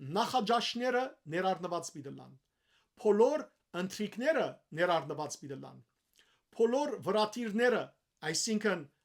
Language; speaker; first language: Armenian; early bilingual, heritage; Armenian